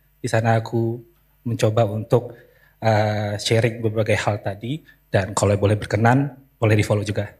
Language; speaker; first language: Indonesian; native; Indonesian